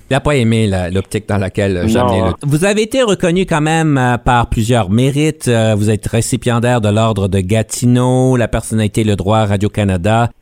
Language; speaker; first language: French; native; French